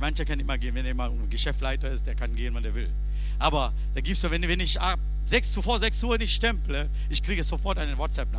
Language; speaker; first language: German; non-native, learner; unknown